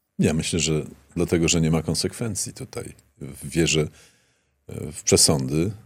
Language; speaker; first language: Polish; native; Polish